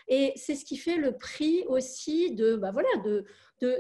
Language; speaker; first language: French; native; French